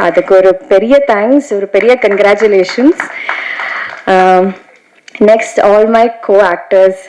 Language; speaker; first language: Tamil; non-native, learner; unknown